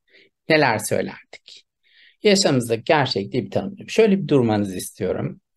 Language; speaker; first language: Turkish; native; Turkish